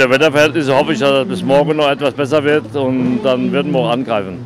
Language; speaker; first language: German; native; German